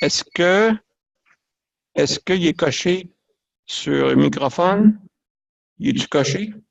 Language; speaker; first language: French; native; French